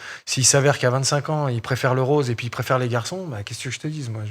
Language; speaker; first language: French; native; French